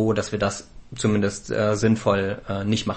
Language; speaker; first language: German; native; German